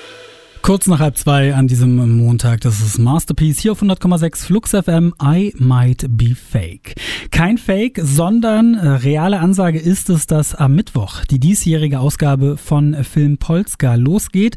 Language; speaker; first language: German; native; German